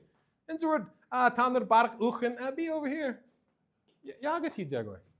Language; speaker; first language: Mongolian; non-native, learner; English